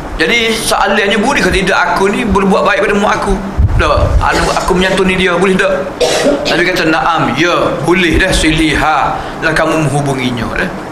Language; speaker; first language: Malay; native; Malay